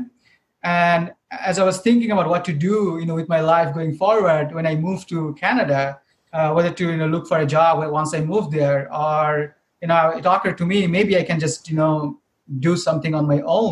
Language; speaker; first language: English; non-native, local second language; Bangla